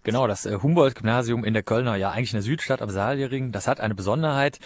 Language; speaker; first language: German; native; German